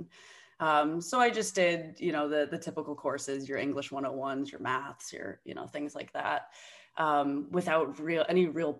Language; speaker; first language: English; native; English